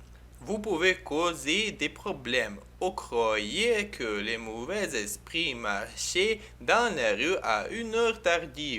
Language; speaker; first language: French; non-native, learner; Ukrainian